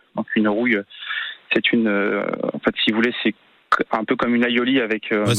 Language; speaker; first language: French; native; French